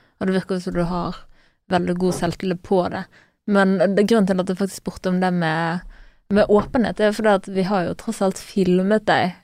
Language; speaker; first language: Norwegian; native; Norwegian